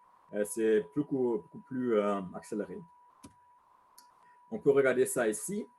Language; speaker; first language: French; non-native, learner; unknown